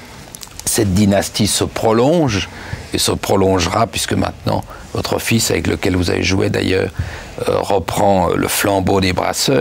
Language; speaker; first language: French; native; French